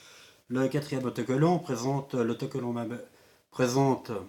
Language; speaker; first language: French; native; French